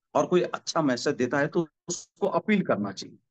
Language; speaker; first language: Hindi; non-native, local second language; Marathi